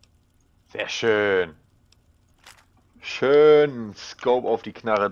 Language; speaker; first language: German; native; German